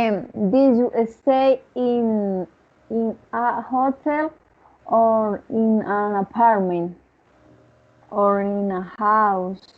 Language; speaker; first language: English; non-native, learner; Spanish